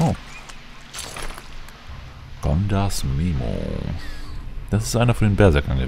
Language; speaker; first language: German; native; German